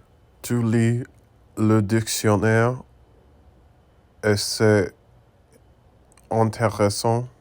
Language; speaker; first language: French; non-native, learner; English